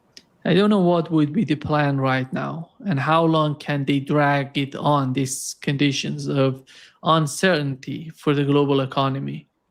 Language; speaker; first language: English; non-native, fluent; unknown